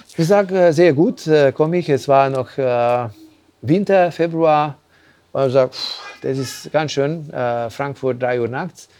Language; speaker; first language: German; non-native, fluent; Hungarian